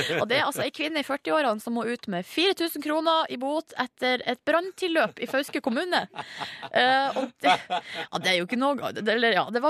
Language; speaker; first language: Norwegian; native; Norwegian